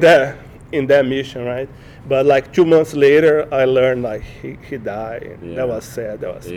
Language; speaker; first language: English; non-native, learner; Portuguese